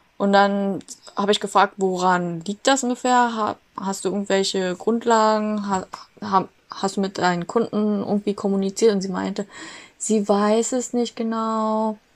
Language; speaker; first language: German; native; German